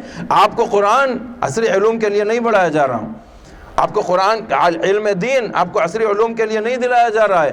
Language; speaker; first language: Urdu; native; Urdu